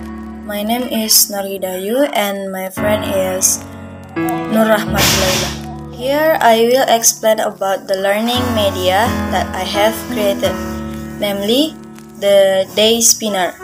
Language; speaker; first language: English; non-native, learner; Indonesian